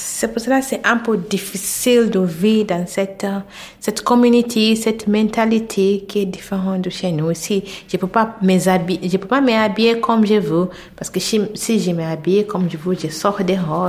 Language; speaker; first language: French; non-native, learner; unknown